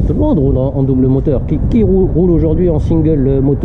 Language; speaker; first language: French; native; French